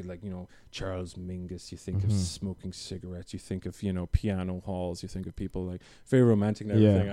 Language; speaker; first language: English; native; English